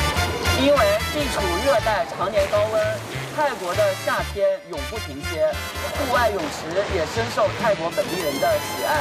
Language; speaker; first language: Chinese; native; Chinese